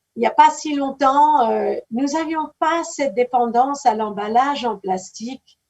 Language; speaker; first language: French; early bilingual, other home language; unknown